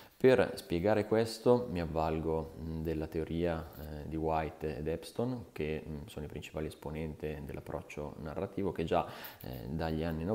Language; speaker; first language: Italian; native; Italian